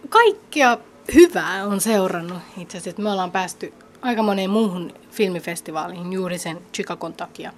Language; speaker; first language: Finnish; early bilingual, other home language; Somali